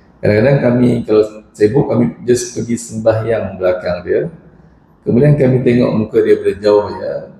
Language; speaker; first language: Malay; native; Malay